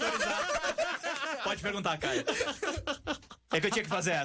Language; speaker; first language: Portuguese; native; Portuguese